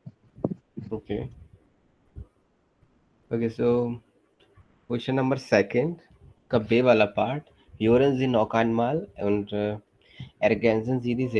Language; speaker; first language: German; non-native, fluent; Hindi